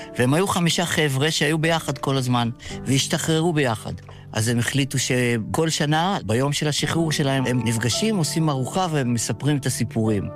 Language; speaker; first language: Hebrew; early bilingual, other home language; Yiddish